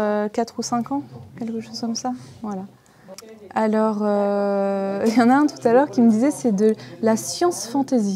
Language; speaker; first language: French; native; French